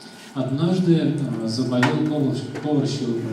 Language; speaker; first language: Russian; native; Russian